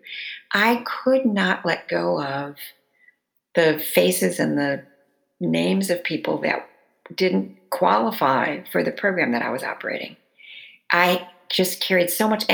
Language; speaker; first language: English; native; English